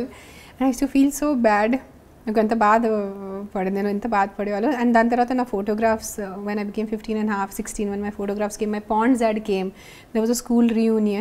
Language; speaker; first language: Telugu; non-native, local second language; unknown